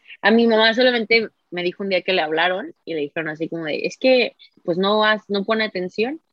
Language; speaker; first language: Spanish; native; Spanish